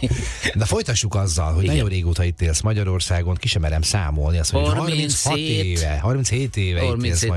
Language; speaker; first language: Hungarian; native; Hungarian